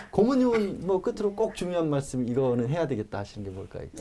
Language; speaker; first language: Korean; native; Korean